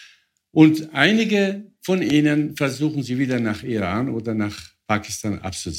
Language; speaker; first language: German; non-native, fluent; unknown